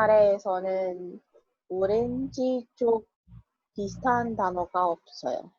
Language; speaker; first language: Korean; non-native, learner; English